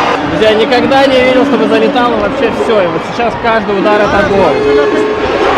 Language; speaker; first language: Russian; native; Russian